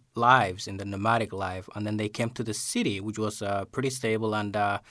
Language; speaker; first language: English; non-native, fluent; Somali